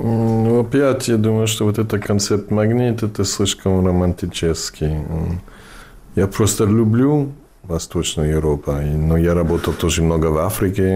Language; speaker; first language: Russian; non-native, fluent; English